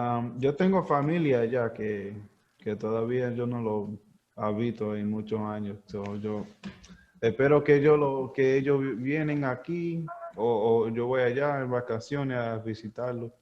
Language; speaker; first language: Spanish; early bilingual, heritage; Spanish